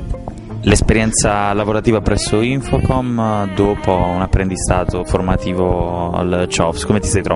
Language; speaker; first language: Italian; native; Italian